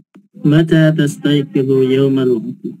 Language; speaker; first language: Arabic; non-native, fluent; Indonesian